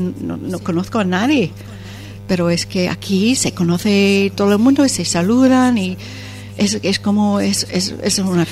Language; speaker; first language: Spanish; non-native, fluent; English